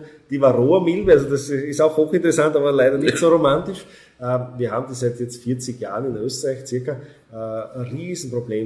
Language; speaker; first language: German; native; German